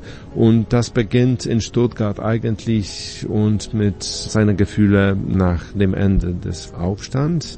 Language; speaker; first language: German; non-native, fluent; Polish